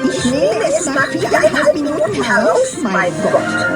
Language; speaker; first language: German; non-native, fluent; English